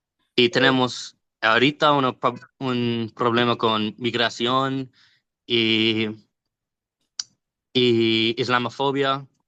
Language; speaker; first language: Spanish; non-native, learner; English